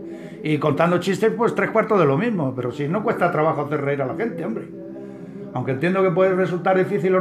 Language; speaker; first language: Spanish; native; Spanish